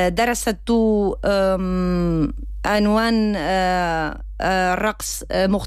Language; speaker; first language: Arabic; non-native, learner; Spanish